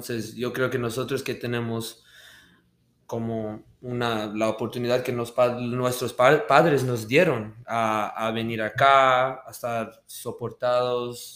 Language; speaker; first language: Spanish; early bilingual, heritage; Spanish